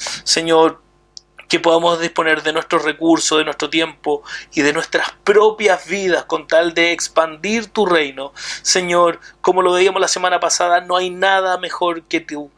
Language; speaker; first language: Spanish; native; Spanish